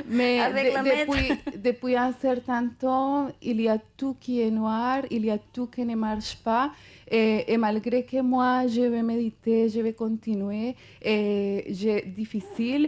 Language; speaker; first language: French; non-native, fluent; Spanish